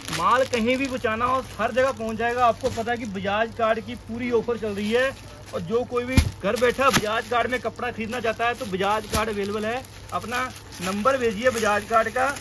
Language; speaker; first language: Hindi; non-native, local second language; Punjabi